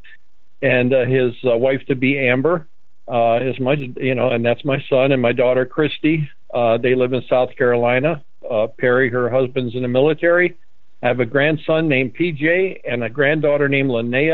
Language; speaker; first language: English; native; English